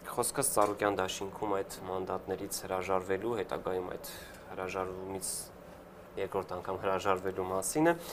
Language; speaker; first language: Armenian; native; Armenian